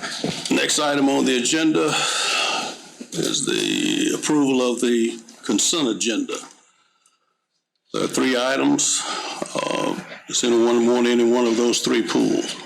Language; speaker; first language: English; native; English